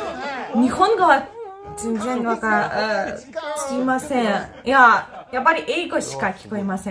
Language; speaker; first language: Japanese; non-native, fluent; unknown